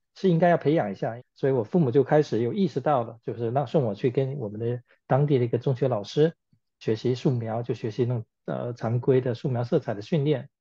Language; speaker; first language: Chinese; native; Chinese